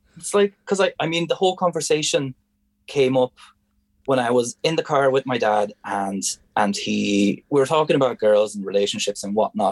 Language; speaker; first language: English; non-native, fluent; Hungarian